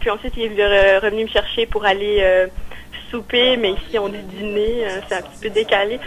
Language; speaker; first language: French; native; French